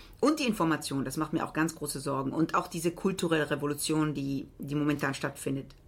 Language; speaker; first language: German; early bilingual, heritage; Italian